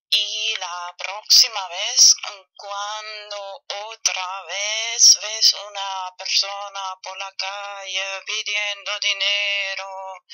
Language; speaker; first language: Spanish; non-native, fluent; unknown